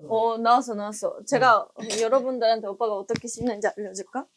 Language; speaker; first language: Korean; non-native, fluent; Japanese